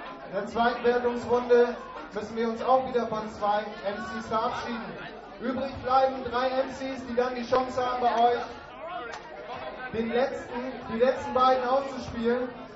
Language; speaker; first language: German; native; German